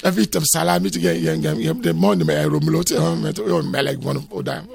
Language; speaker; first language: Hungarian; non-native, learner; Yoruba